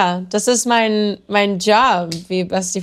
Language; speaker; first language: German; non-native, learner; English